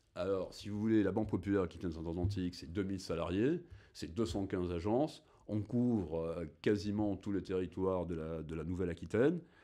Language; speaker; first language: French; native; French